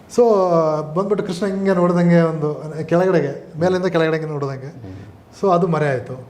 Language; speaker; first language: Kannada; non-native, local second language; Malayalam